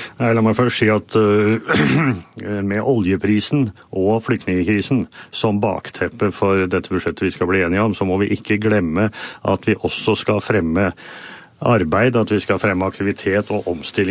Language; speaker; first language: Norwegian; native; Norwegian